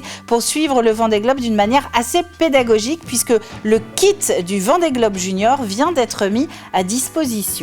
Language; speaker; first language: French; native; French